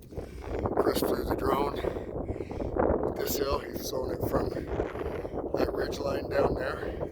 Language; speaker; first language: English; native; English